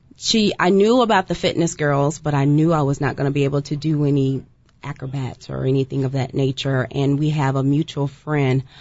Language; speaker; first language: English; native; English